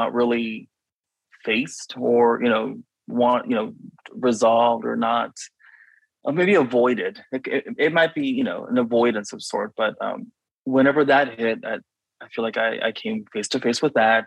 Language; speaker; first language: English; native; English